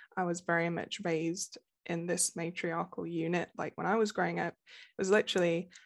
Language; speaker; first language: English; native; English